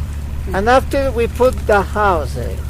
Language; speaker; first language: English; non-native, learner; Spanish